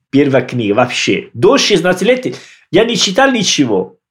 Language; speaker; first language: Russian; non-native, learner; Italian